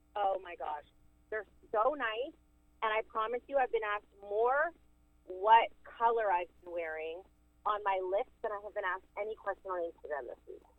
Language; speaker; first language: English; native; English